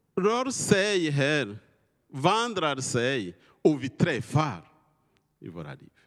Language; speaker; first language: Swedish; non-native, learner; Kinyarwanda